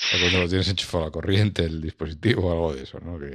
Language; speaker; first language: Spanish; native; Spanish